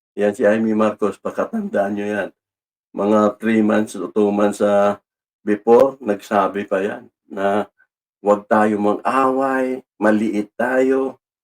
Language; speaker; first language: Filipino; non-native, local second language; Cebuano